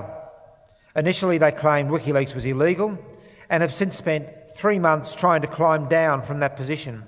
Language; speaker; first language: English; native; English